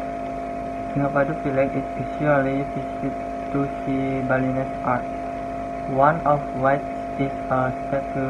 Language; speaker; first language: English; non-native, learner; Indonesian